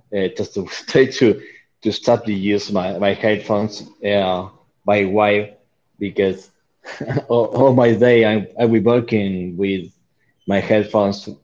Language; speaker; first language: English; non-native, learner; Spanish